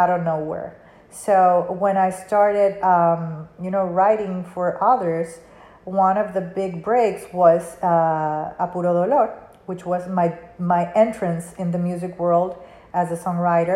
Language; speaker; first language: English; non-native, fluent; Spanish